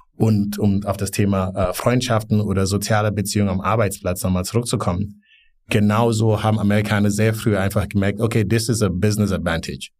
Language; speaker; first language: German; non-native, fluent; Wolof